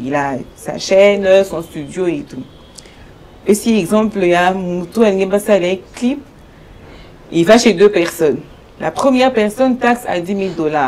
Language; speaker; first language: French; non-native, local second language; Lingala